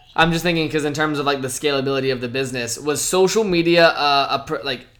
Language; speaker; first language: English; native; English